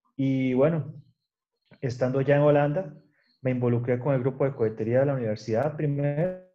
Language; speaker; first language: Spanish; native; Spanish